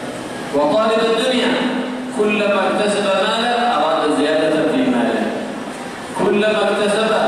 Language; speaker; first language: Arabic; native; Arabic